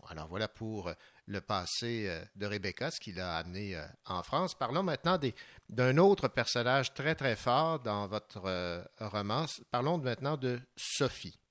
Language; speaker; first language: French; native; French